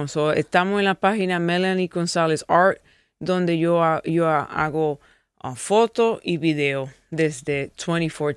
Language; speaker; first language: Spanish; early bilingual, heritage; English